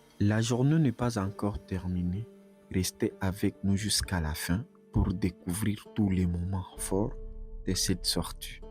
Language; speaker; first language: French; non-native, local second language; Swahili